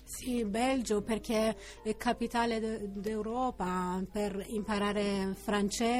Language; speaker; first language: Italian; non-native, fluent; Persian